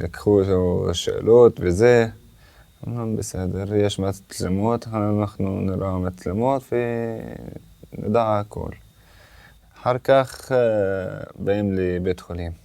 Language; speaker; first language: Hebrew; non-native, local second language; Arabic